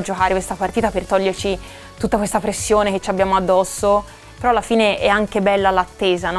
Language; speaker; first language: Italian; native; Italian